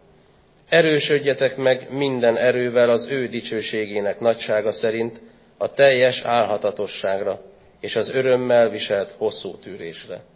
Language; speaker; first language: Hungarian; native; Hungarian